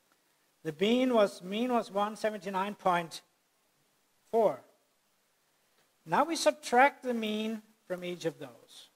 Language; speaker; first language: English; non-native, fluent; Danish